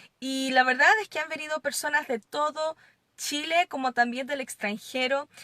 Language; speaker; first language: Spanish; non-native, fluent; English